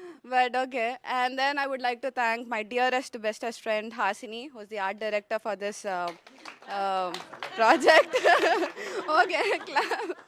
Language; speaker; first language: English; non-native, local second language; Tamil